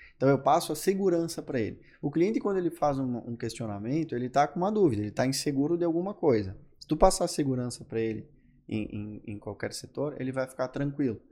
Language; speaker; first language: Portuguese; native; Portuguese